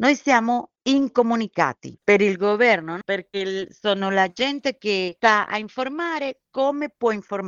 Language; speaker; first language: Italian; non-native, fluent; Spanish